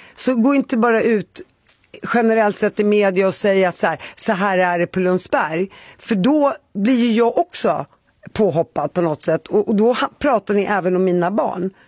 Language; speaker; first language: Swedish; native; Swedish